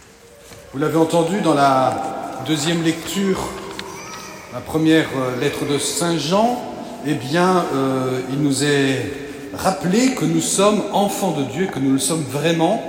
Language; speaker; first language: French; native; French